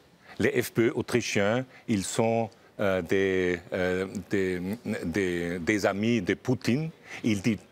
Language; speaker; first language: French; non-native, fluent; German